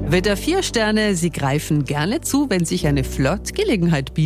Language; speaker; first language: German; native; German